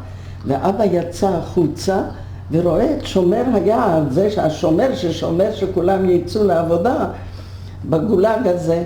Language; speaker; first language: Hebrew; non-native, fluent; Polish